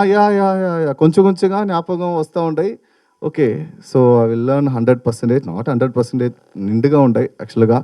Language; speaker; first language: Telugu; non-native, learner; Tamil